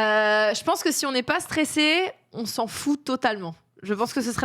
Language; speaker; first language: French; native; French